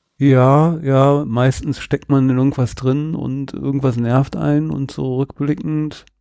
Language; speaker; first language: German; native; German